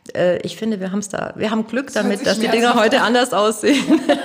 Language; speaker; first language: German; native; German